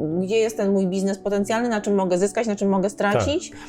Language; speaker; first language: Polish; native; Polish